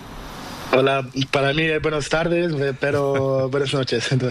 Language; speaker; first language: Spanish; non-native, learner; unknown